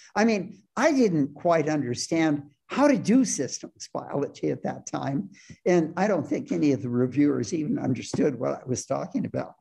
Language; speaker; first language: English; native; English